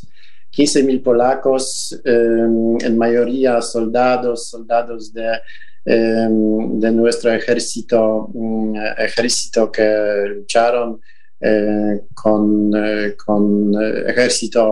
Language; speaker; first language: Spanish; non-native, fluent; Polish